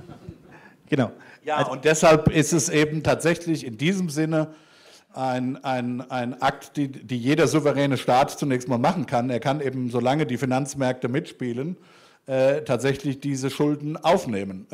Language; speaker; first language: German; native; German